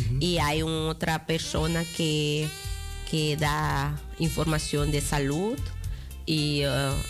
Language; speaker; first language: Spanish; non-native, local second language; Dutch